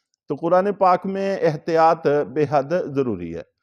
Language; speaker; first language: Urdu; native; Urdu